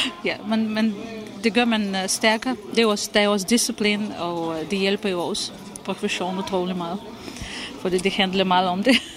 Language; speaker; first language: Danish; non-native, fluent; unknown